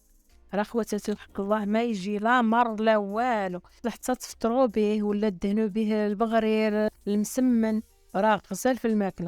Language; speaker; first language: Arabic; native; Arabic